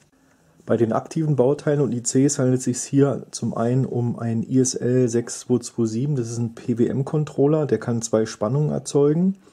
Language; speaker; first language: German; native; German